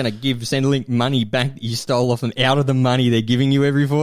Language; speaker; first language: English; native; English